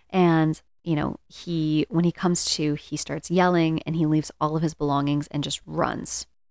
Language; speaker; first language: English; native; English